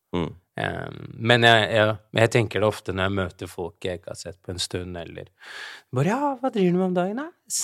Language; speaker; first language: Norwegian; early bilingual, other home language; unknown